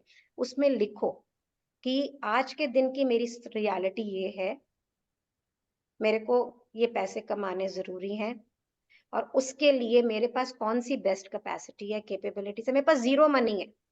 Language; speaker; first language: Hindi; native; Hindi